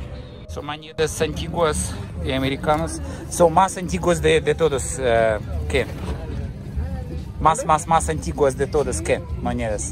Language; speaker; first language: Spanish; non-native, learner; Russian